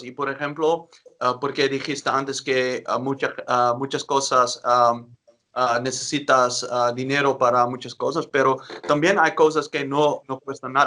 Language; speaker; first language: Spanish; non-native, learner; Dutch